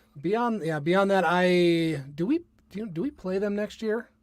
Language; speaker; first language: English; native; English